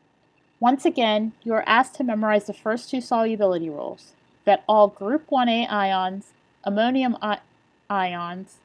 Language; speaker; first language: English; native; English